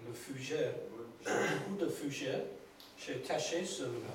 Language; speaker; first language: French; non-native, learner; English